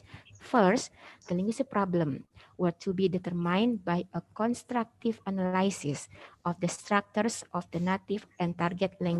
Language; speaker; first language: English; non-native, learner; Indonesian